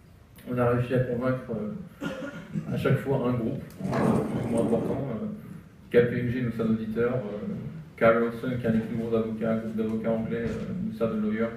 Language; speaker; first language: French; native; French